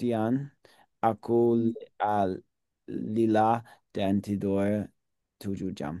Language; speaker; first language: Indonesian; non-native, learner; English